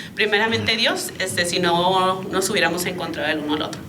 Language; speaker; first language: Spanish; early bilingual, other home language; English